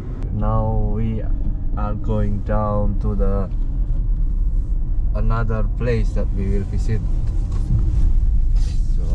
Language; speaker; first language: English; non-native, learner; Indonesian